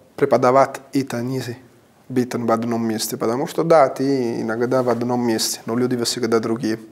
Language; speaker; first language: Russian; non-native, fluent; Italian